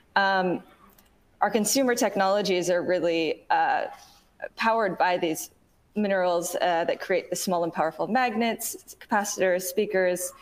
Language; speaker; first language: English; native; English